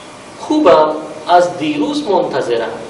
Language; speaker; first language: Persian; non-native, fluent; Urdu